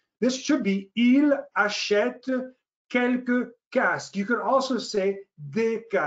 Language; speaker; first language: French; non-native, fluent; English